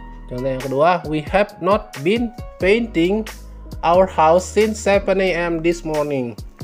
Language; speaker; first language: English; non-native, fluent; Indonesian